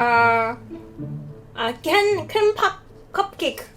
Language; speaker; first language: Korean; non-native, learner; Cantonese